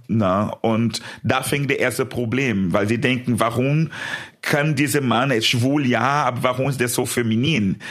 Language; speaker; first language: German; non-native, fluent; Portuguese